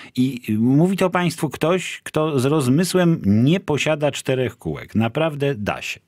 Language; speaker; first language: Polish; native; Polish